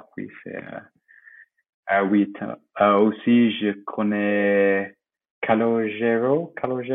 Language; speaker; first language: French; non-native, fluent; English